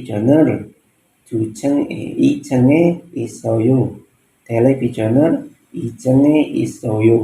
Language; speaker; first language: Korean; non-native, learner; Indonesian